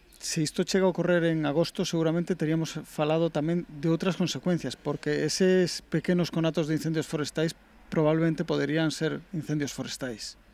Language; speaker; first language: Galician; non-native, local second language; Spanish